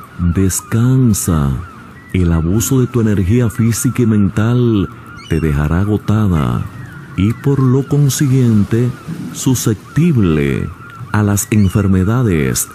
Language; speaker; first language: Spanish; native; Spanish